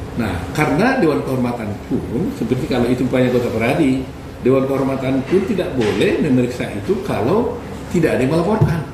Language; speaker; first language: Indonesian; native; Indonesian